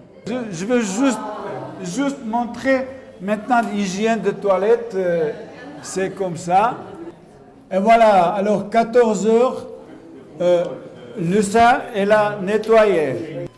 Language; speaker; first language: French; non-native, learner; Armenian